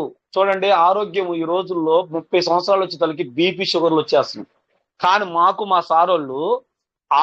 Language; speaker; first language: Telugu; native; Telugu